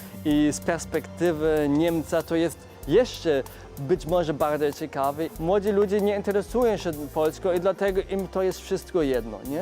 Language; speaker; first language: Polish; non-native, fluent; German